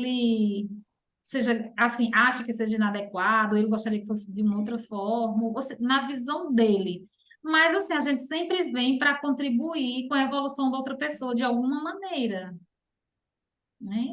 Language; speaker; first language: Portuguese; native; Portuguese